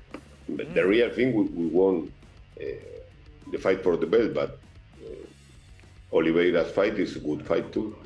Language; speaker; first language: English; non-native, learner; Spanish